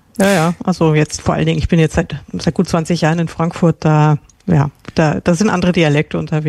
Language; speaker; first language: German; native; German